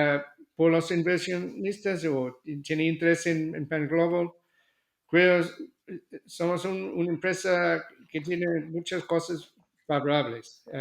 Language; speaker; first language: Spanish; non-native, fluent; English